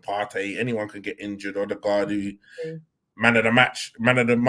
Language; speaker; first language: English; native; English